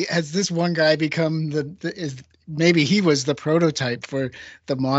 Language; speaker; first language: English; native; English